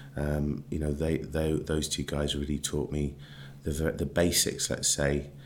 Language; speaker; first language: English; native; English